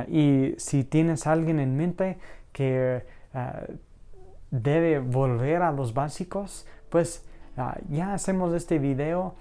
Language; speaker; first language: Spanish; non-native, fluent; English